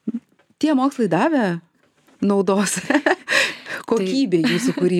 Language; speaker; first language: Lithuanian; native; Lithuanian